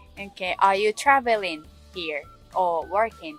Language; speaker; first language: English; non-native, fluent; Japanese